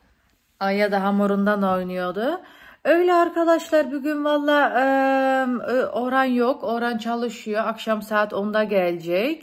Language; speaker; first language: Turkish; early bilingual, heritage; Turkish